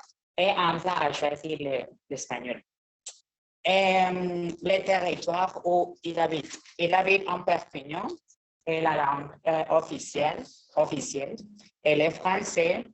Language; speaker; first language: French; non-native, learner; Spanish